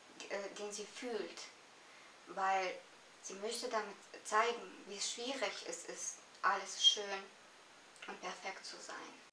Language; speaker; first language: German; non-native, fluent; Serbian